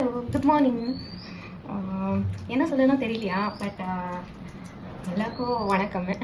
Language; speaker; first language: Tamil; non-native, learner; Marathi